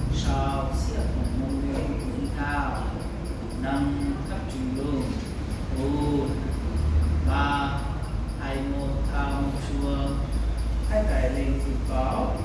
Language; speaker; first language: Vietnamese; non-native, learner; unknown